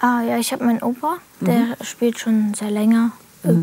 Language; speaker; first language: German; early bilingual, other home language; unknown